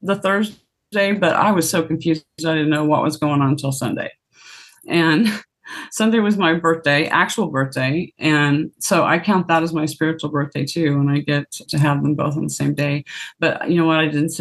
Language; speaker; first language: English; native; English